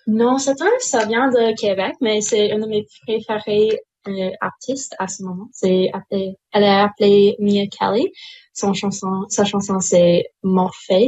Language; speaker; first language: French; non-native, local second language; English